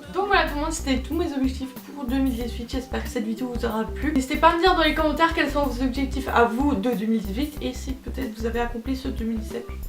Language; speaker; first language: French; native; French